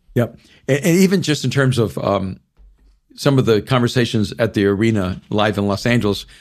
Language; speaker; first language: English; early bilingual, other home language; Spanish